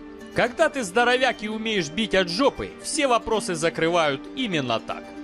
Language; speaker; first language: Russian; native; Russian